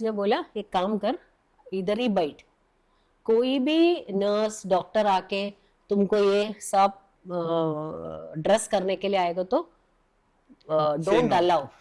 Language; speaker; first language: Hindi; non-native, local second language; Malayalam